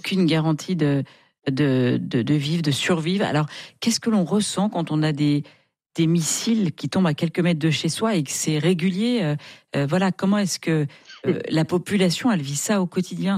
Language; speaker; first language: French; native; French